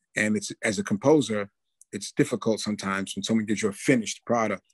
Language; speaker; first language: English; native; English